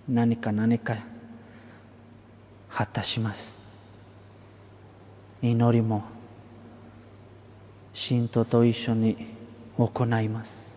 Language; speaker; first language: Japanese; non-native, fluent; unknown